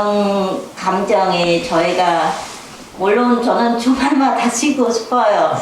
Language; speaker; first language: Korean; non-native, learner; Vietnamese